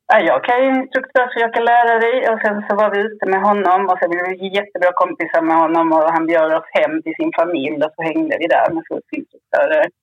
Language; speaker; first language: Swedish; early bilingual, other home language; Spanish